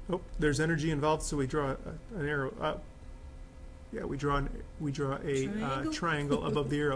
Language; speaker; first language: English; native; English